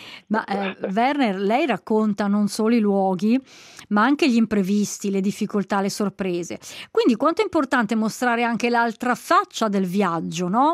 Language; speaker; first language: Italian; native; Italian